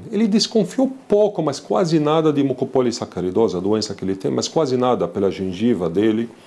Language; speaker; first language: Portuguese; non-native, fluent; Arabic